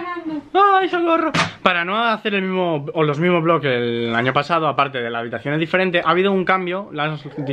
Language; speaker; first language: Spanish; native; Spanish